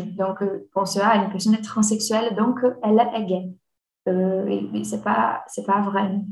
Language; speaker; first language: French; non-native, learner; Portuguese